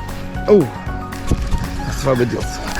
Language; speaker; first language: Russian; non-native, learner; English